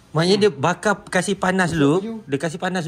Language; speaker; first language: Malay; native; Malay